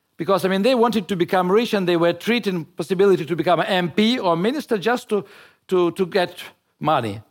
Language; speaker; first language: English; non-native, fluent; Russian